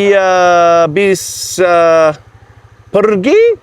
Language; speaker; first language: Indonesian; non-native, learner; English